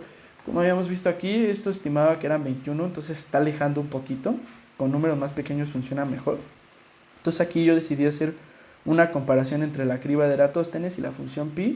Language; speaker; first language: Spanish; native; Spanish